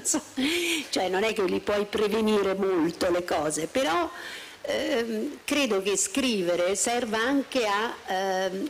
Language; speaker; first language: Italian; native; Italian